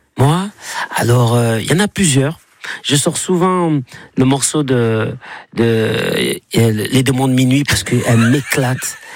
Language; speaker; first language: French; native; French